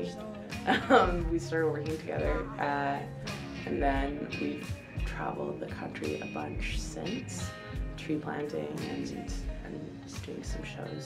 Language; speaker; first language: English; native; English